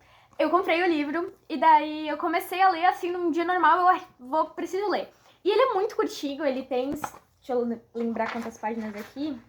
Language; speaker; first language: Portuguese; native; Portuguese